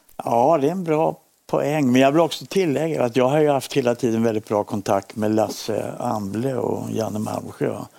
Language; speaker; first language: Swedish; native; Swedish